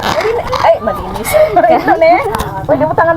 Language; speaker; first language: Filipino; non-native, local second language; Hiligaynon